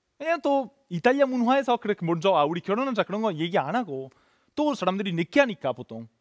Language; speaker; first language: Korean; non-native, fluent; Italian